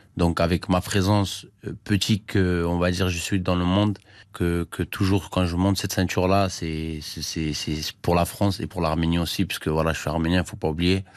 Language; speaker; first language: French; early bilingual, other home language; Armenian